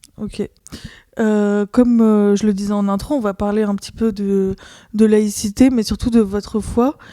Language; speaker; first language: French; native; French